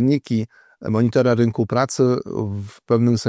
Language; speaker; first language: Polish; native; Polish